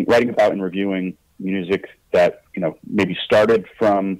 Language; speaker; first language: English; native; English